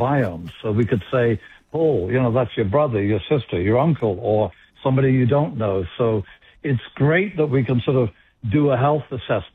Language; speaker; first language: English; native; English